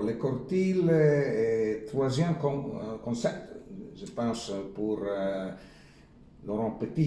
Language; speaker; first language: French; non-native, learner; Italian